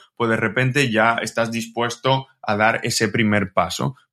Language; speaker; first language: Spanish; native; Spanish